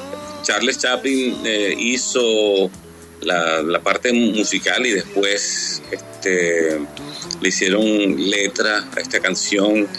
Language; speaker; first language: Spanish; native; Spanish